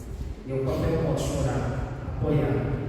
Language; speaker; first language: Portuguese; native; Portuguese